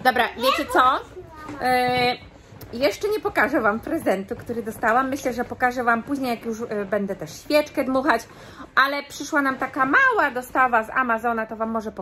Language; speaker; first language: Polish; native; Polish